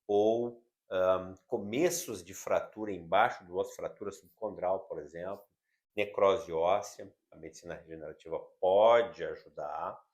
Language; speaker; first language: Portuguese; native; Portuguese